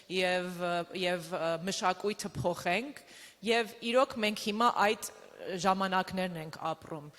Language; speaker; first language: Armenian; early bilingual, other home language; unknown